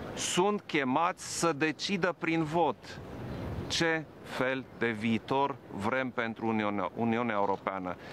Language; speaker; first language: Romanian; non-native, local second language; German